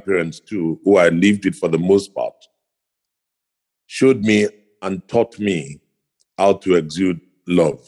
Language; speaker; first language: English; non-native, local second language; Ibibio